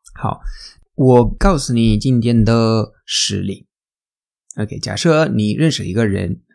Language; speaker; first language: Chinese; non-native, fluent; Spanish